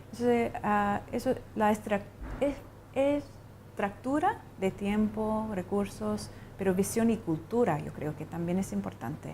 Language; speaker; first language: Spanish; non-native, fluent; English